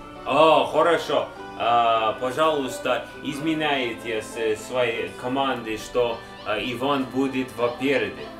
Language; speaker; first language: Russian; non-native, learner; English